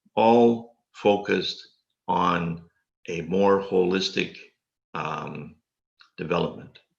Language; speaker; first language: English; non-native, fluent; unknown